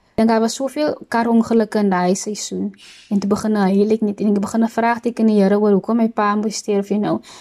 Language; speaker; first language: Afrikaans; native; Afrikaans